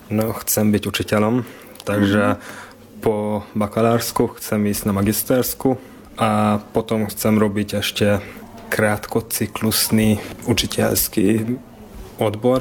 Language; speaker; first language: Slovak; non-native, learner; Hungarian